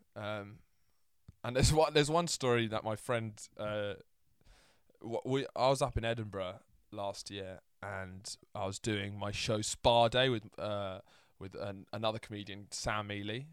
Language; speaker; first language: English; early bilingual, other home language; Italian